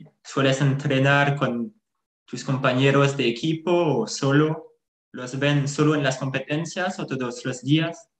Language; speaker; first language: Spanish; non-native, fluent; French